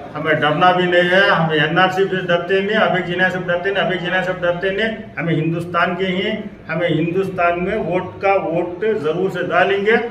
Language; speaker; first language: Hindi; non-native, local second language; Urdu